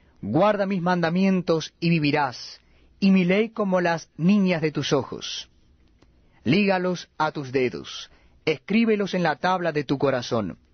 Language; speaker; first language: Spanish; native; Spanish